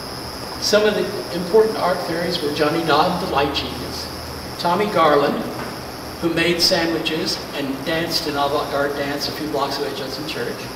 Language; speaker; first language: English; native; English